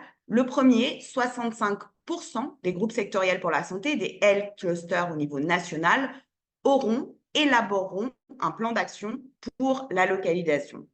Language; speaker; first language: French; native; French